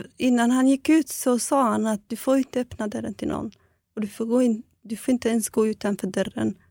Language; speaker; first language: Swedish; non-native, fluent; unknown